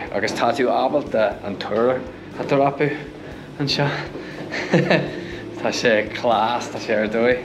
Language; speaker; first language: Irish; non-native, local second language; English